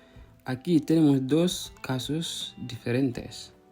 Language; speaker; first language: Spanish; non-native, fluent; Fula